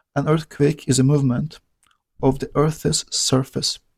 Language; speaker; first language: English; non-native, fluent; Azerbaijani